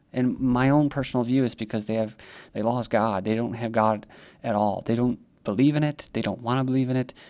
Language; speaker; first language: English; native; English